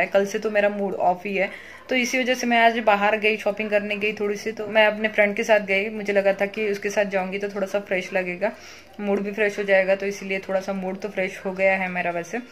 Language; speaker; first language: Hindi; native; Hindi